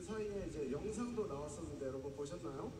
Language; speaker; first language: Korean; native; Korean